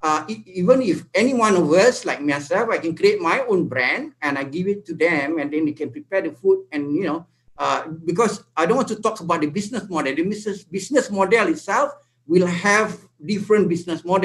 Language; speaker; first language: English; non-native, local second language; Malay